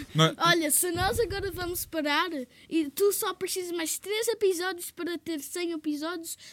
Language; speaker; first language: Portuguese; non-native, fluent; Bosnian